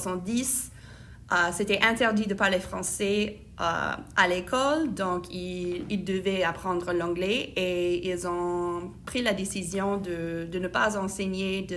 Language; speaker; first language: French; non-native, fluent; English